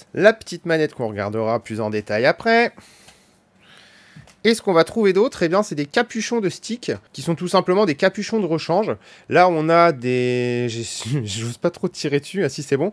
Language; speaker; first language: French; native; French